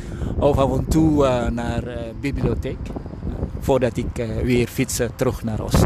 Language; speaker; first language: Dutch; non-native, fluent; Indonesian